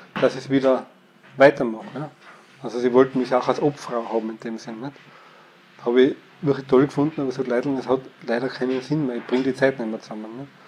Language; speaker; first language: German; native; German